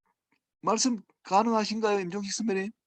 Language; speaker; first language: Korean; native; Korean